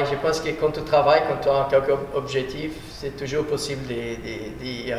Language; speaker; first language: French; non-native, fluent; Portuguese